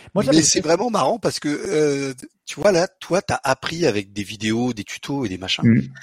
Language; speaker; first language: French; early bilingual, other home language; Portuguese